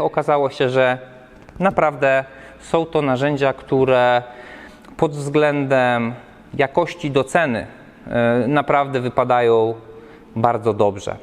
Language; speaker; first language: Polish; native; Polish